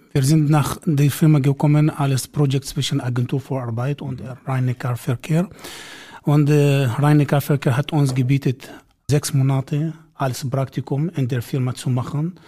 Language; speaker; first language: German; non-native, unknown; Arabic